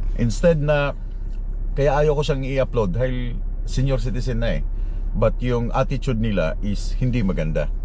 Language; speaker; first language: Filipino; native; Filipino